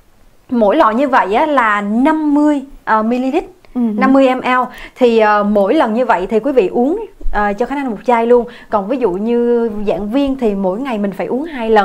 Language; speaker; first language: Vietnamese; native; Vietnamese